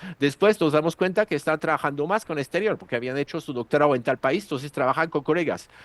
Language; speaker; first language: Spanish; non-native, fluent; French